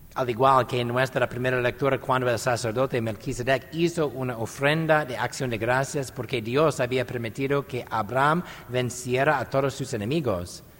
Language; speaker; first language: Spanish; non-native, fluent; English